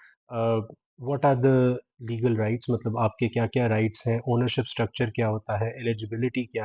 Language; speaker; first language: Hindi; non-native, local second language; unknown